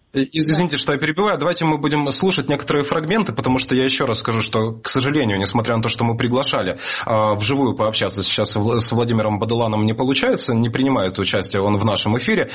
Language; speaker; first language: Russian; native; Russian